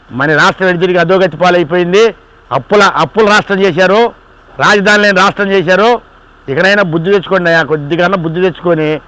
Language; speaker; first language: Telugu; native; Telugu